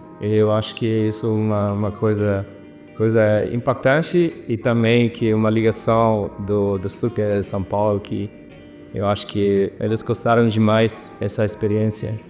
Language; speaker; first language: Portuguese; non-native, fluent; German